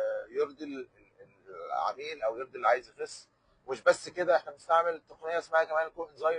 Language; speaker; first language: Arabic; native; Arabic